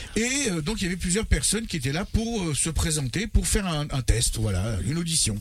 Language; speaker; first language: French; early bilingual, other home language; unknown